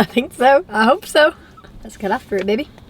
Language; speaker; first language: English; native; English